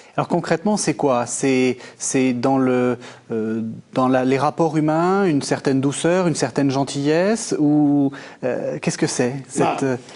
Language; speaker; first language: French; native; French